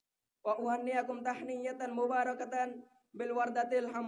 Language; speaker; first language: Arabic; non-native, learner; Bangla